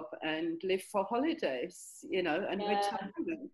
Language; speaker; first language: English; non-native, fluent; German